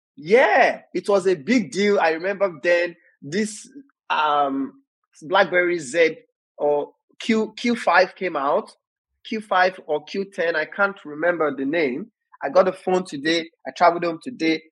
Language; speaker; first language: English; non-native, local second language; Yoruba